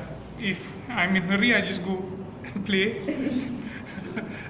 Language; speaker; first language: English; non-native, local second language; Malay